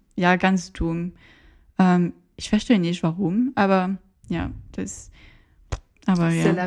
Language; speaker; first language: German; non-native, learner; French